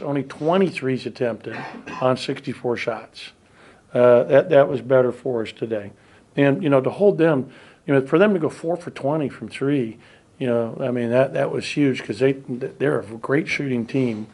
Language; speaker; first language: English; native; English